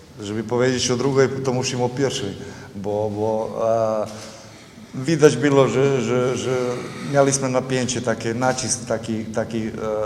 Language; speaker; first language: Polish; non-native, learner; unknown